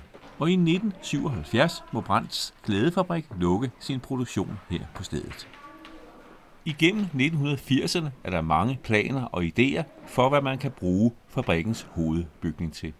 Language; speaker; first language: Danish; native; Danish